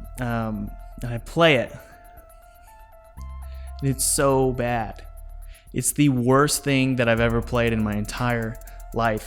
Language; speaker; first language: English; native; English